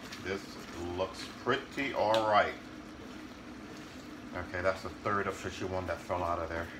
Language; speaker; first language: English; native; English